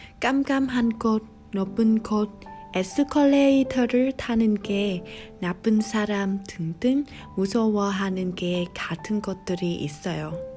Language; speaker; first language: Korean; non-native, learner; Vietnamese